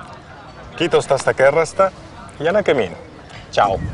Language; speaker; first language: Finnish; non-native, fluent; Italian